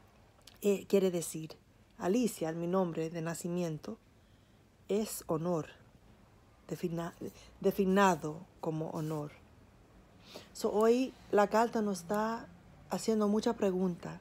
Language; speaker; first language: Spanish; early bilingual, heritage; Spanish